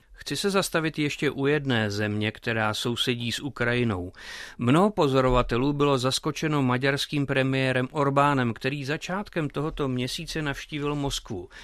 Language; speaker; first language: Czech; native; Czech